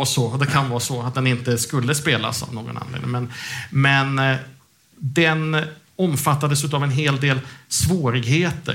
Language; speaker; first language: Swedish; native; Swedish